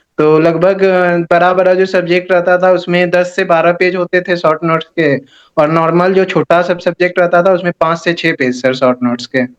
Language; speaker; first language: Hindi; native; Hindi